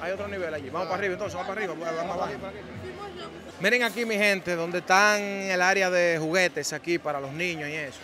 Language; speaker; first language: Spanish; native; Spanish